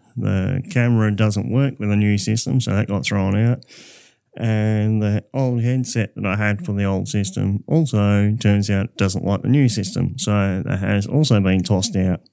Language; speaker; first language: English; native; English